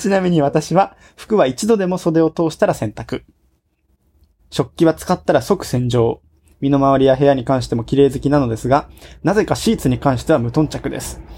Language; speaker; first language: Japanese; native; Japanese